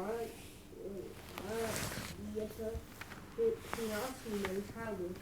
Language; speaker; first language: Arabic; non-native, learner; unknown